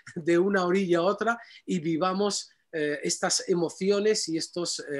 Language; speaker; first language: Spanish; non-native, fluent; Arabic